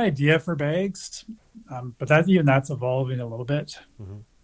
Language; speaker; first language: English; native; English